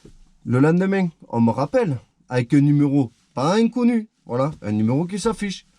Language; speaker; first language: French; native; French